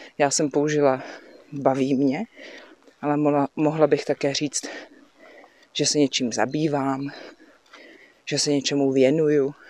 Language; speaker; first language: Czech; native; Czech